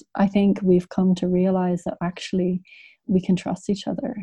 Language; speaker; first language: English; native; English